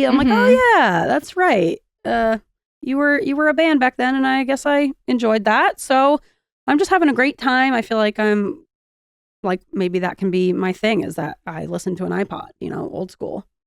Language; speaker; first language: English; native; English